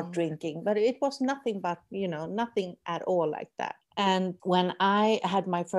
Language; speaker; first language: English; non-native, fluent; Swedish